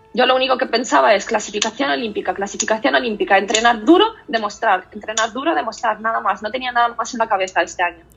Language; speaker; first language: Spanish; early bilingual, other home language; Russian